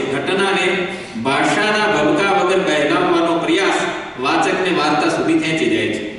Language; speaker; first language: Gujarati; native; Gujarati